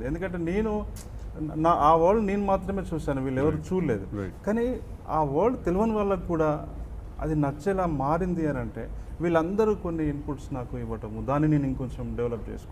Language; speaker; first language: Telugu; native; Telugu